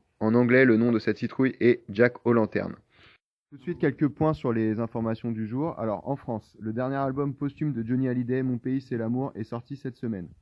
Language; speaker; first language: French; native; French